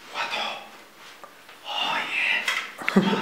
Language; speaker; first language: Swedish; early bilingual, other home language; Arabic